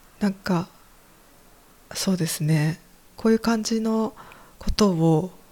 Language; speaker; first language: Japanese; native; Japanese